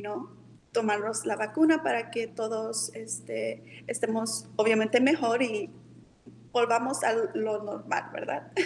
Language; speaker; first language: Spanish; early bilingual, heritage; Spanish